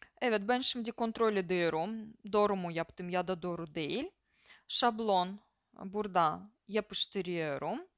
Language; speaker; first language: Turkish; non-native, fluent; Russian